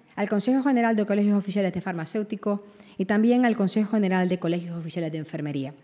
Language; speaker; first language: Spanish; native; Spanish